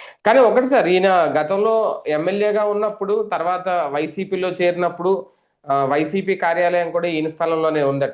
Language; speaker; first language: Telugu; native; Telugu